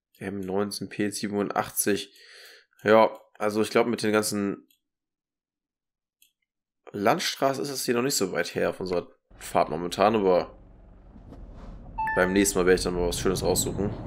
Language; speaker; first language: German; native; German